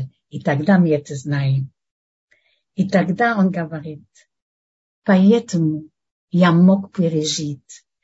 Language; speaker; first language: Russian; non-native, fluent; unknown